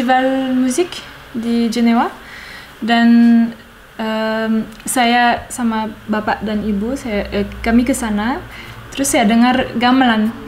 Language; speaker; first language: Indonesian; non-native, fluent; French